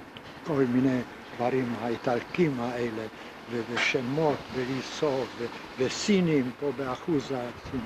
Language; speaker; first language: Hebrew; non-native, fluent; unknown